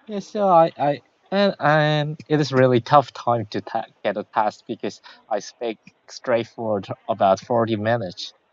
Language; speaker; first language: English; non-native, learner; Korean